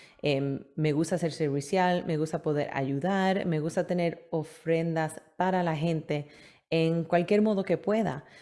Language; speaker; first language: Spanish; early bilingual, heritage; Spanish